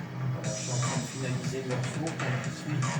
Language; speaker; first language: French; native; French